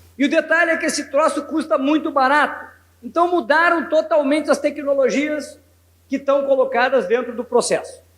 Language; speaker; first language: Portuguese; native; Portuguese